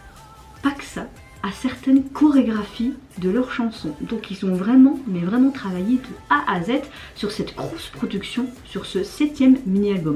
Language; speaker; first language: French; native; French